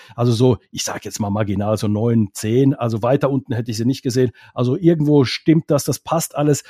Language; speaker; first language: German; non-native, fluent; Finnish